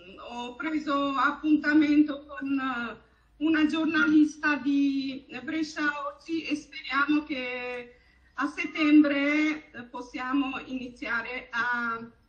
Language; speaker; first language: Italian; non-native, fluent; Albanian